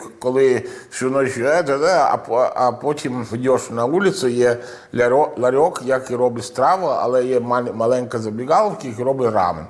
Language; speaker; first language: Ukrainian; non-native, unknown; Italian